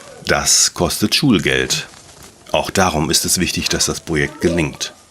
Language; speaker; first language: German; native; German